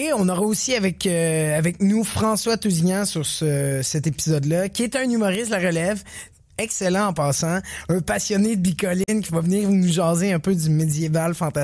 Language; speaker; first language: French; native; French